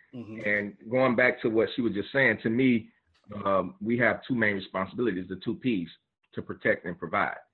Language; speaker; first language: English; native; English